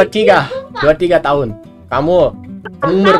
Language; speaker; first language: Indonesian; non-native, learner; English